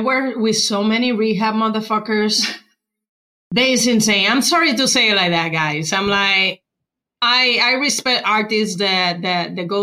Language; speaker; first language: English; non-native, fluent; Spanish